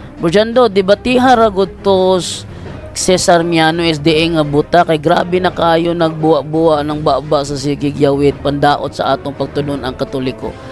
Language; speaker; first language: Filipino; non-native, local second language; Cebuano